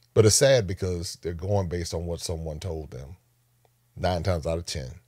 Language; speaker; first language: English; native; English